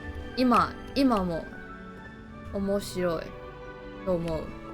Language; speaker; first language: Japanese; non-native, learner; Chinese